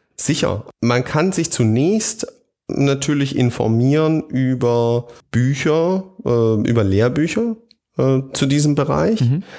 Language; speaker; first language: German; native; German